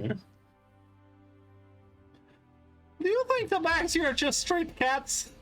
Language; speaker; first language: English; native; English